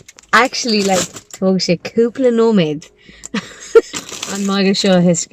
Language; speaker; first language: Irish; non-native, local second language; English